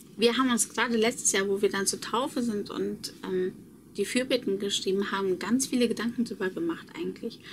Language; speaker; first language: German; early bilingual, other home language; Polish